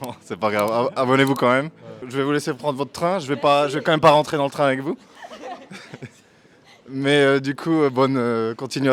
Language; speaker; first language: French; native; French